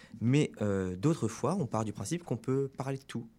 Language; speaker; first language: French; native; French